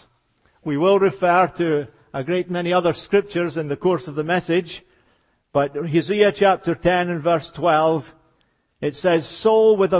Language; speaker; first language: English; native; English